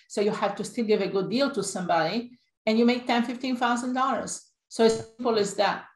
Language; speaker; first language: English; non-native, fluent; Italian